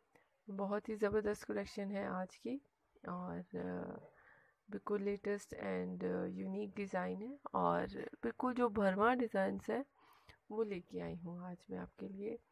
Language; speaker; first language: Hindi; native; Hindi